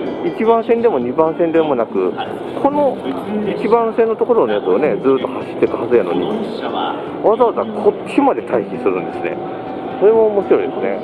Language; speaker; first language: Japanese; native; Japanese